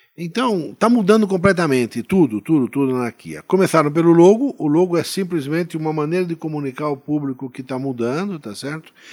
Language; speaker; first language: Portuguese; native; Portuguese